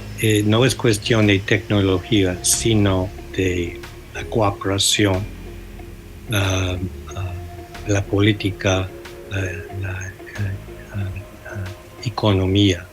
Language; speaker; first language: Spanish; non-native, fluent; English